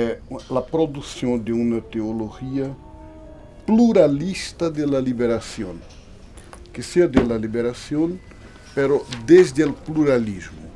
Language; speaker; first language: Spanish; non-native, local second language; Portuguese